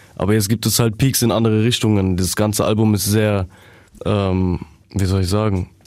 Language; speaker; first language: German; native; German